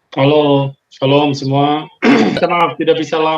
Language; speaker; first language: Indonesian; non-native, fluent; Hebrew